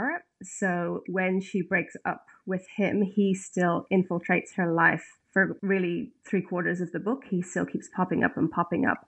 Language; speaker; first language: English; native; English